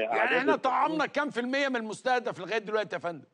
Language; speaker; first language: Arabic; native; Arabic